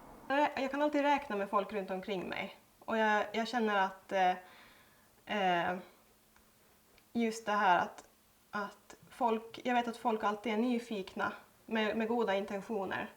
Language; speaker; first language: Swedish; native; Swedish